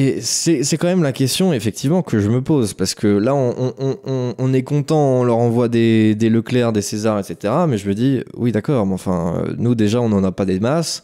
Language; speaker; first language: French; native; French